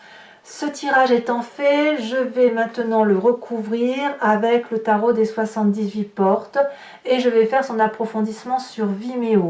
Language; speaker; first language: French; native; French